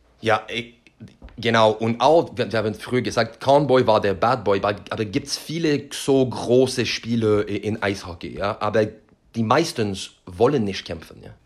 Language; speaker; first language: German; non-native, learner; French